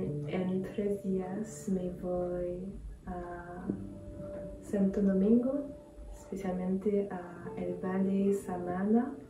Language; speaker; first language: Spanish; non-native, learner; French